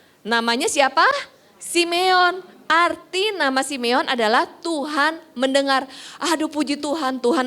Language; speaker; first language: Indonesian; native; Indonesian